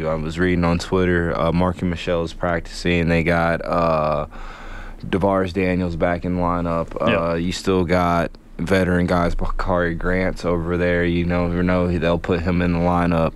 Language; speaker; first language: English; native; English